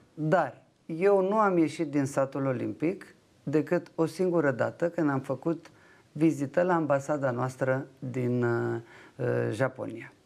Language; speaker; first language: Romanian; non-native, local second language; Ukrainian